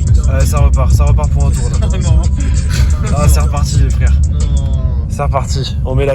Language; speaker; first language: French; native; French